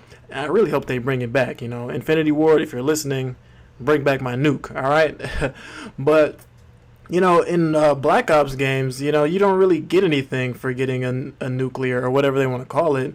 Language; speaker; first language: English; native; English